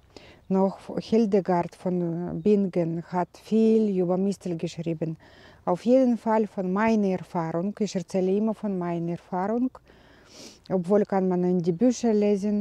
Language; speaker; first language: German; non-native, learner; Russian